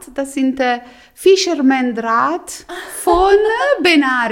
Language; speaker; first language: German; non-native, local second language; Italian